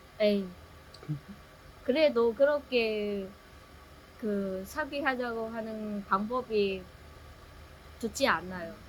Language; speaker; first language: Korean; non-native, learner; Vietnamese